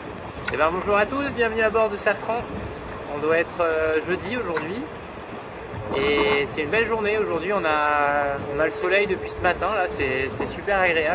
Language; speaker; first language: French; native; French